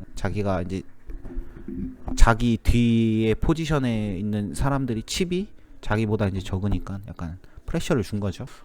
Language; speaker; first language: Korean; native; Korean